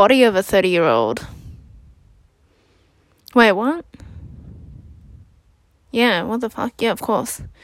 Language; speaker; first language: English; native; English